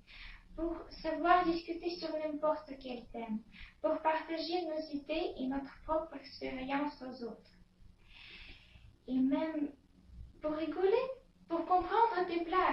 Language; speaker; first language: French; non-native, fluent; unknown